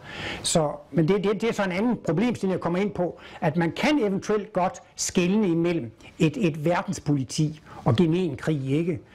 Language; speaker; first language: Danish; native; Danish